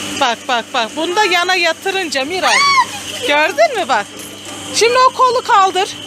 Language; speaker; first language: Turkish; native; Turkish